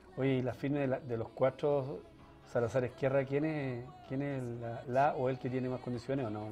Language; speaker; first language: Spanish; native; Spanish